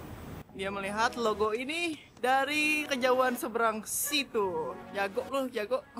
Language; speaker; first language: Indonesian; native; Indonesian